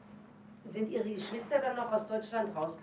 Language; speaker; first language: German; native; German